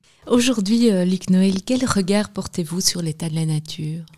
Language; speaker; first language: French; native; French